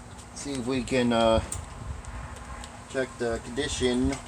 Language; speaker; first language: English; native; English